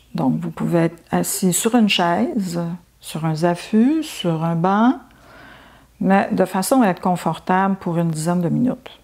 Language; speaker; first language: French; native; French